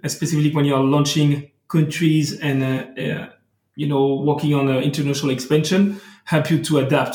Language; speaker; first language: English; non-native, fluent; French